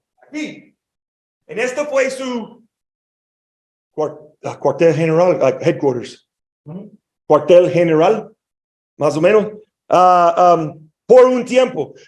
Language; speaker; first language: Spanish; non-native, fluent; English